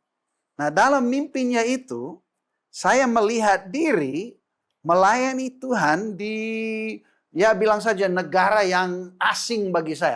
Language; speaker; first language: Indonesian; non-native, fluent; English